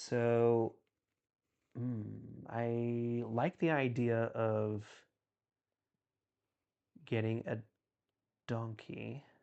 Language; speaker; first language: English; native; English